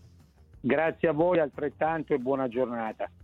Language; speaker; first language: Italian; native; Italian